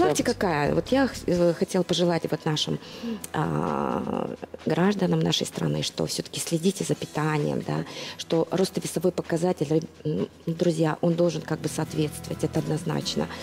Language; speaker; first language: Russian; native; Russian